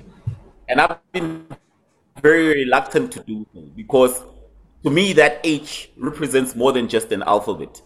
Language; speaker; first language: English; native; English